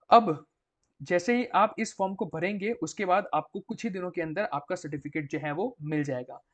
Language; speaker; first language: Hindi; non-native, local second language; Gujarati